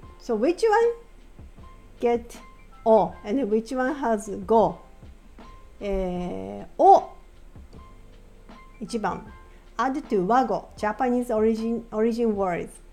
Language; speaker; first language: English; non-native, fluent; Japanese